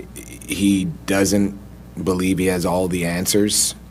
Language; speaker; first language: English; native; English